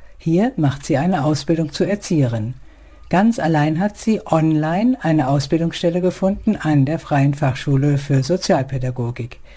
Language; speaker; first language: German; native; German